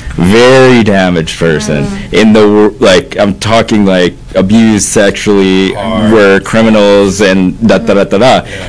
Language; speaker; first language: English; native; English